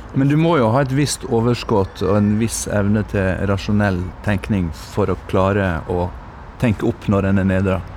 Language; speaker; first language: Norwegian; native; Norwegian